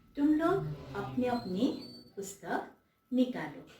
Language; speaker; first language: Hindi; non-native, local second language; Assamese